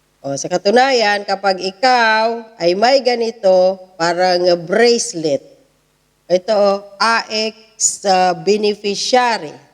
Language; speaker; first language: Filipino; non-native, local second language; Cebuano